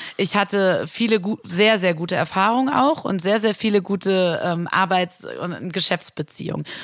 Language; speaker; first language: German; native; German